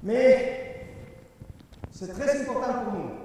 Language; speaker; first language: French; non-native, learner; Spanish